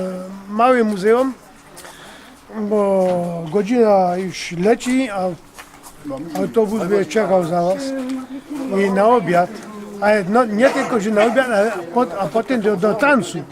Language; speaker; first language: Polish; early bilingual, heritage; Polish